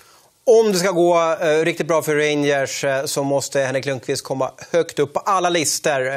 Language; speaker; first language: Swedish; native; Swedish